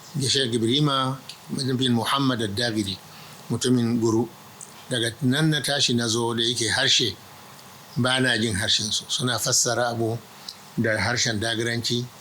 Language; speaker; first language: Hausa; non-native, local second language; Arabic